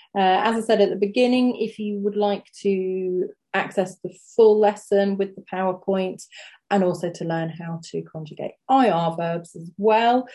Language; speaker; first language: English; native; English